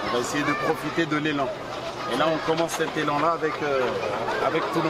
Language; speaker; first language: French; native; French